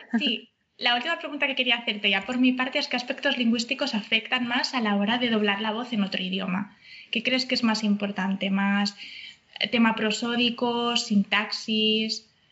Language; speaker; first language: Spanish; native; Spanish